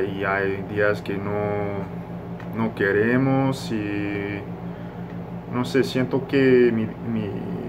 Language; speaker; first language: Spanish; non-native, learner; English